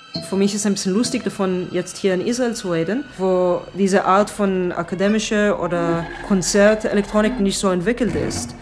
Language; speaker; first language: German; non-native, fluent; Hebrew